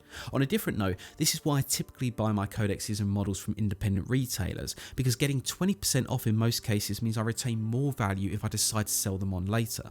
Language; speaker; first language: English; native; English